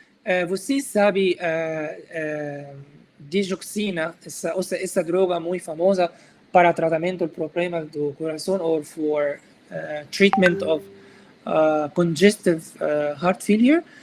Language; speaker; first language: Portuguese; non-native, learner; Arabic